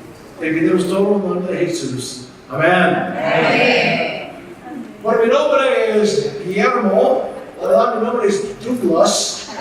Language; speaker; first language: Spanish; non-native, fluent; English